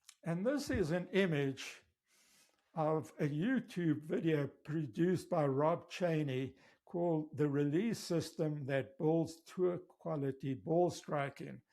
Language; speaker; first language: English; native; English